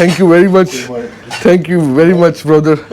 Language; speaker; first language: English; non-native, learner; Urdu